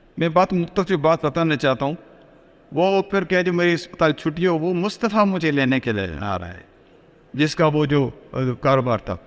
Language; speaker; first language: Urdu; non-native, local second language; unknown